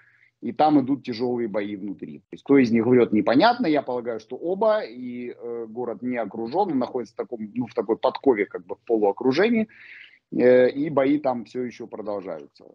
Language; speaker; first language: Russian; native; Russian